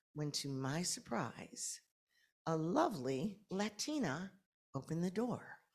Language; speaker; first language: English; native; English